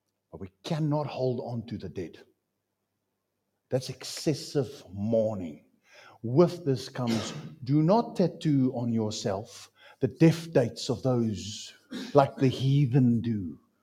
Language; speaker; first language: English; non-native, local second language; Afrikaans